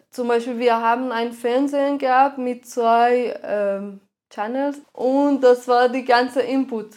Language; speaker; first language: German; non-native, fluent; Persian